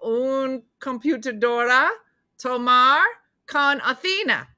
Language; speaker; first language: Spanish; non-native, learner; English